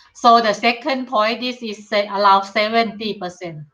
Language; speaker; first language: English; non-native, learner; Thai